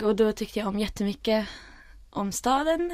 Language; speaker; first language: Swedish; early bilingual, other home language; Arabic